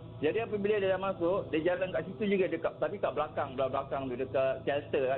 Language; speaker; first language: Malay; native; Malay